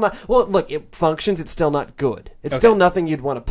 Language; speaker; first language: English; native; English